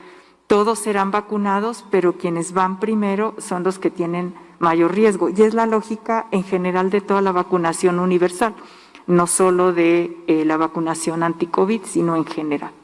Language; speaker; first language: Spanish; native; Spanish